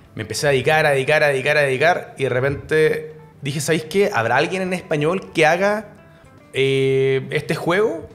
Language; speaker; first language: Spanish; native; Spanish